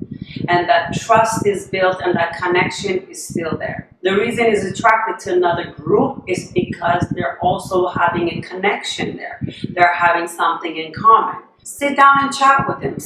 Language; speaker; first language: English; non-native, fluent; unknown